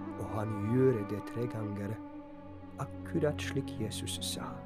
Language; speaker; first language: Norwegian; non-native, fluent; Polish